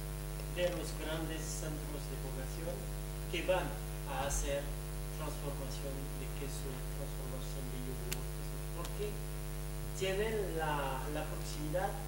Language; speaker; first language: Spanish; non-native, fluent; French